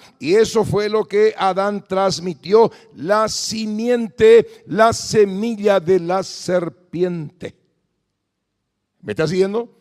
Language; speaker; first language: Spanish; native; Spanish